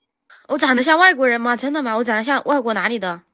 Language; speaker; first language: Chinese; non-native, fluent; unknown